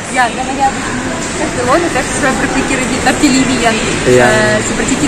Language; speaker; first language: Indonesian; non-native, learner; Russian